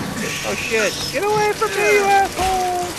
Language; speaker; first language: English; native; English